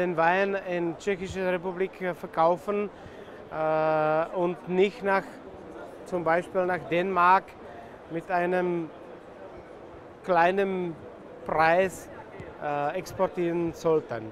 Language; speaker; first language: German; non-native, fluent; Czech